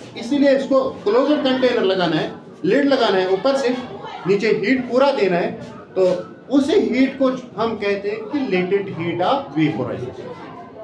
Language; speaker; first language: Hindi; non-native, local second language; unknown